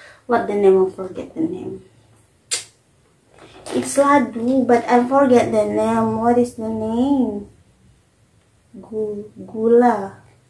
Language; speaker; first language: English; non-native, learner; Indonesian